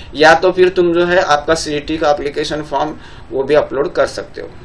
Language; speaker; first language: Hindi; non-native, local second language; Marathi